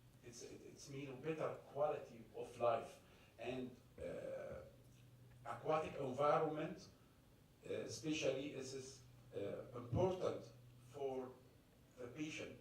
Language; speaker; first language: English; non-native, fluent; Arabic